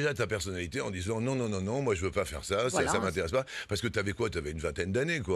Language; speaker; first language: French; native; French